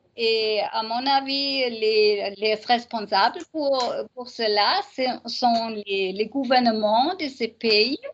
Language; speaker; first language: French; non-native, learner; German